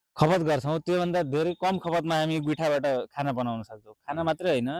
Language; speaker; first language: Nepali; non-native, local second language; Maithili